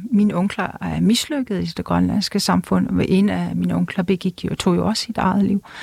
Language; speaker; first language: Danish; non-native, local second language; Kalaallisut